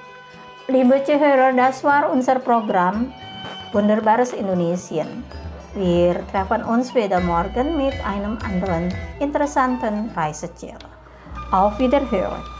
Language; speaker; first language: German; non-native, fluent; Indonesian